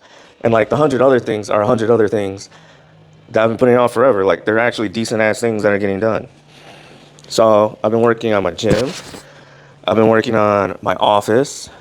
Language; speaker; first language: English; native; English